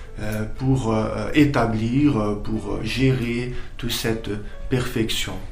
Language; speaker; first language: French; non-native, fluent; Portuguese